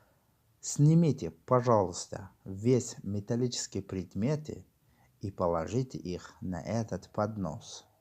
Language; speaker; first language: Russian; non-native, local second language; Tajik